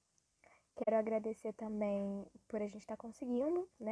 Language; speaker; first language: Portuguese; native; Portuguese